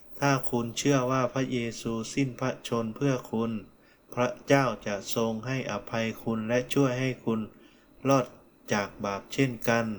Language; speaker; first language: Thai; non-native, fluent; Korean